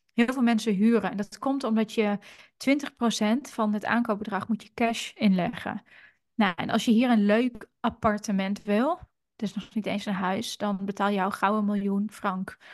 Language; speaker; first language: Dutch; native; Dutch